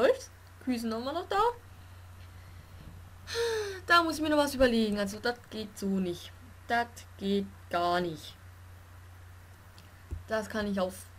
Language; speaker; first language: German; native; German